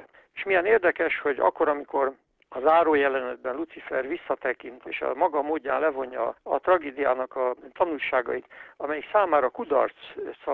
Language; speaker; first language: Hungarian; native; Hungarian